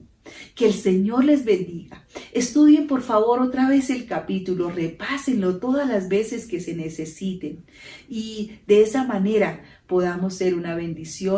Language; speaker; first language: Spanish; native; Spanish